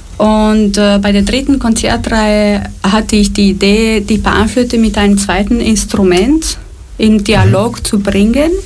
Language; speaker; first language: German; non-native, fluent; Romanian